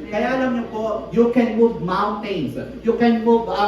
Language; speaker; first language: English; non-native, local second language; Filipino